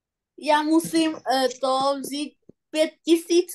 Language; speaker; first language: Czech; non-native, learner; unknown